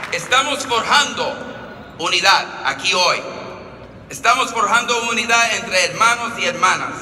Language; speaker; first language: Spanish; early bilingual, other home language; English